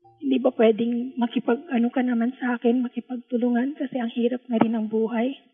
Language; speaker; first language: Filipino; non-native, local second language; Hiligaynon